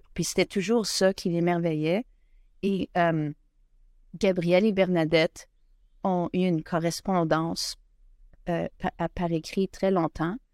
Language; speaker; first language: French; native; French